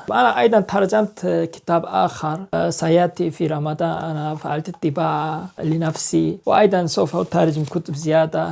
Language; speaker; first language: Arabic; non-native, learner; Korean